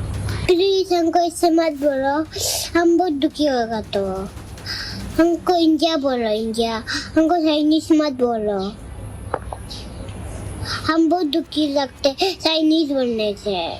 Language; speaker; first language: Hindi; non-native, local second language; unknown